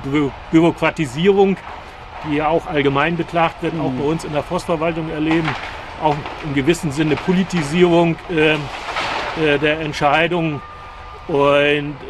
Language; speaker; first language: German; native; German